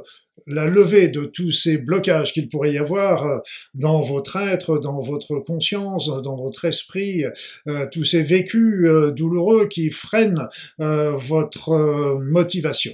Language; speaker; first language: French; native; French